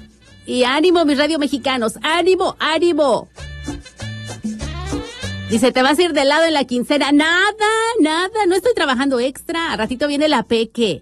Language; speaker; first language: Spanish; native; Spanish